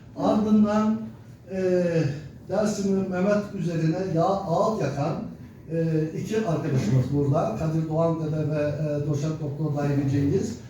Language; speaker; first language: Turkish; non-native, local second language; Zaza